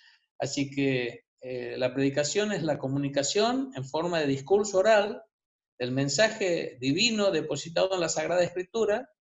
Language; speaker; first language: Spanish; native; Spanish